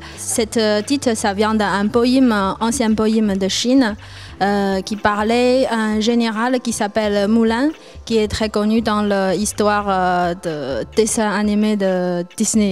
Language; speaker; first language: French; non-native, fluent; Chinese